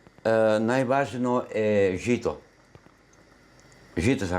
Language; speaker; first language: Bulgarian; non-native, learner; Italian